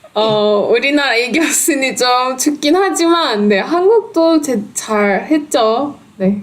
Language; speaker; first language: Korean; non-native, fluent; Turkish